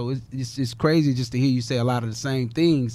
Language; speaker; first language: English; native; English